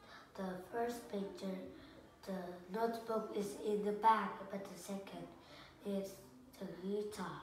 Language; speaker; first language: English; non-native, learner; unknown